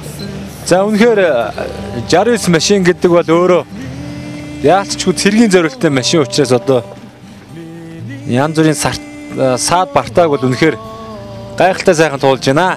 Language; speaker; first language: Mongolian; native; Mongolian